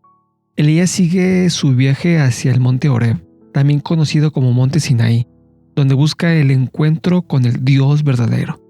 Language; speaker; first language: Spanish; native; Spanish